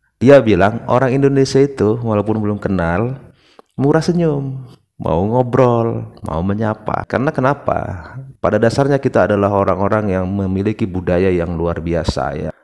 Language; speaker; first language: Indonesian; native; Indonesian